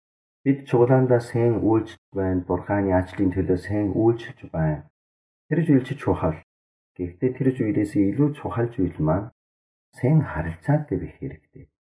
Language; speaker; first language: Mongolian; non-native, fluent; Korean